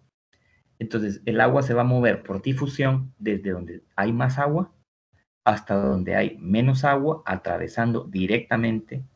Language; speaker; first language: Spanish; native; Spanish